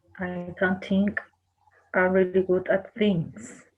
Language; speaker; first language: English; non-native, learner; Spanish